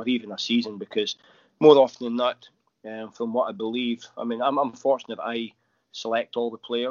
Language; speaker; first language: English; native; English